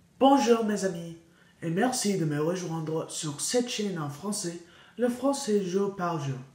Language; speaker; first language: French; non-native, learner; English